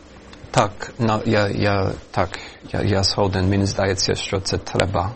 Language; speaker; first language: Ukrainian; non-native, fluent; English